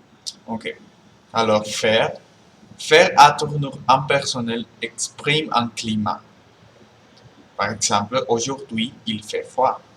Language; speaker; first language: French; non-native, learner; Spanish